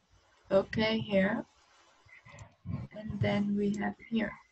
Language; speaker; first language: English; non-native, learner; Vietnamese